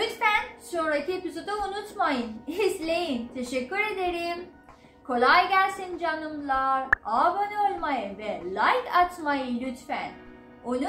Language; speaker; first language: Turkish; non-native, fluent; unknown